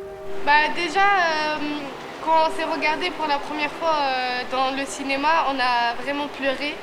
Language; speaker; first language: French; early bilingual, other home language; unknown